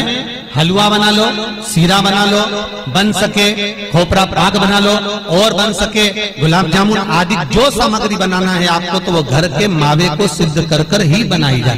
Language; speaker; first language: Hindi; native; Hindi